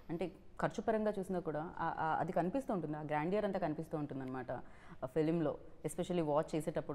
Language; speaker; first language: Telugu; native; Telugu